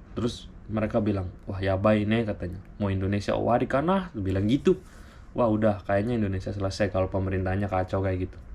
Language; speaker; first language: Indonesian; native; Indonesian